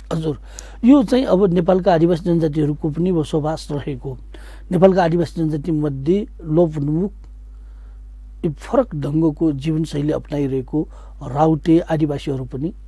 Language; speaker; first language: Nepali; non-native, local second language; Newari